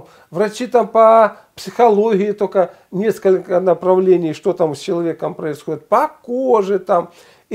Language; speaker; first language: Russian; native; Russian